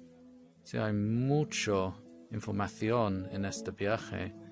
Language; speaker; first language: Spanish; non-native, learner; English